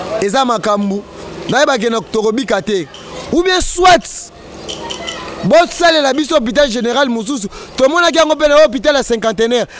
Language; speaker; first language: Lingala; native; Lingala